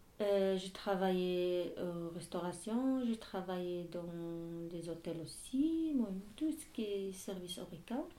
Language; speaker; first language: French; non-native, learner; Arabic